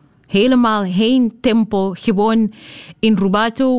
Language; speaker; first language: Dutch; non-native, learner; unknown